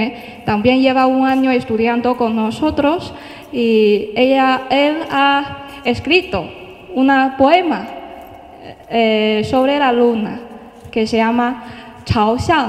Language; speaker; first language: Spanish; non-native, fluent; Chinese